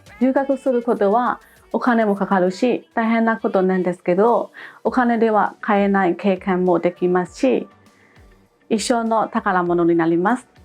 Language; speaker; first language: Japanese; non-native, fluent; Burmese